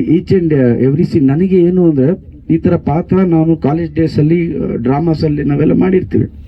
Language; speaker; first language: Kannada; native; Kannada